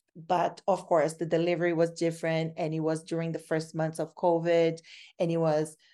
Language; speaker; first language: English; non-native, fluent; Portuguese